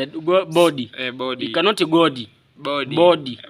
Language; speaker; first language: English; non-native, learner; Swahili